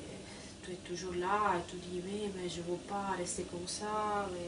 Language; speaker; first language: French; non-native, fluent; Italian